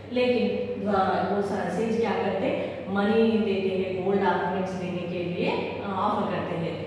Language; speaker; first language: Hindi; non-native, local second language; Telugu